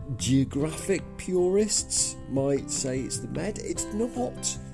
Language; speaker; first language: English; native; English